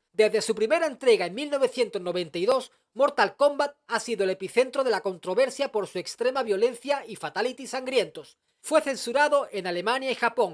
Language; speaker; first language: Spanish; native; Spanish